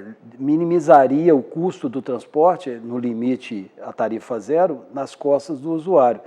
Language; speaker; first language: Portuguese; native; Portuguese